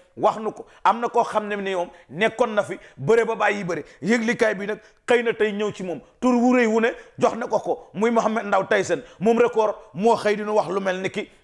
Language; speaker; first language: Wolof; non-native, local second language; Serer